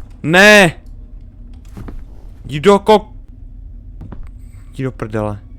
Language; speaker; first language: Czech; native; Czech